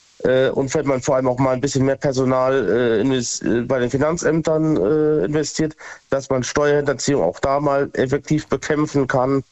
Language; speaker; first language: German; native; German